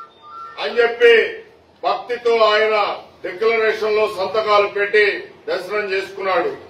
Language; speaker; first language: Telugu; native; Telugu